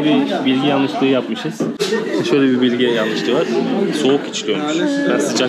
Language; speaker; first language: Turkish; native; Turkish